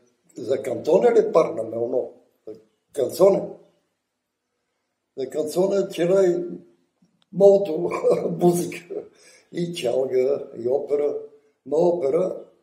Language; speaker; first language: Italian; non-native, learner; Bulgarian